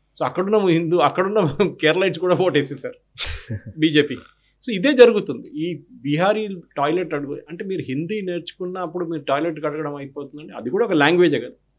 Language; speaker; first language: Telugu; non-native, fluent; Malayalam